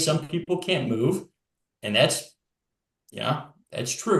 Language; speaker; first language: English; native; English